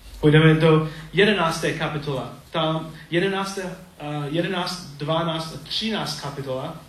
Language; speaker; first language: Czech; non-native, learner; English